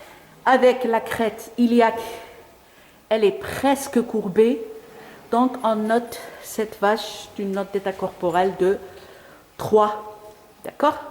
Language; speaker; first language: French; non-native, local second language; Arabic